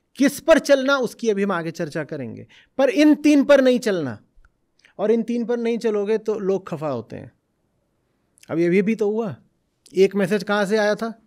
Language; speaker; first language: Hindi; native; Hindi